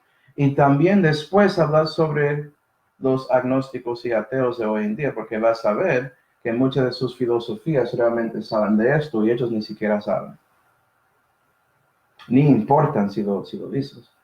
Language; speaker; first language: Spanish; early bilingual, heritage; Spanish